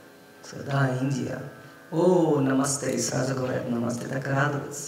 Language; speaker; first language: Russian; non-native, learner; Hindi